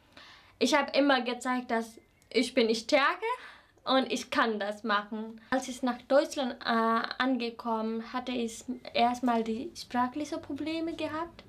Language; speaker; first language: German; non-native, fluent; Nepali